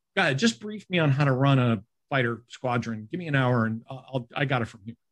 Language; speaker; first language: English; native; English